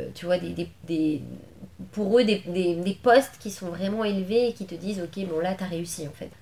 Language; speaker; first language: French; native; French